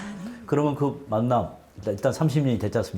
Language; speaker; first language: Korean; native; Korean